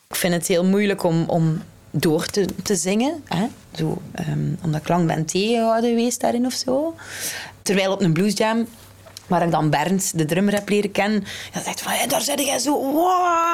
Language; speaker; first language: Dutch; native; Dutch